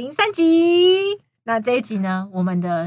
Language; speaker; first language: Chinese; native; Chinese